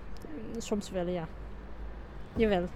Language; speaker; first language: Dutch; non-native, learner; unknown